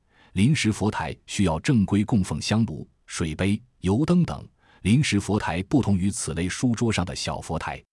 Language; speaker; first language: Chinese; native; Chinese